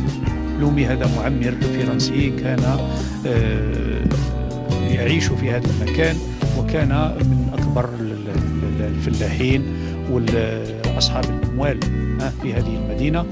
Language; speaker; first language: Arabic; native; Arabic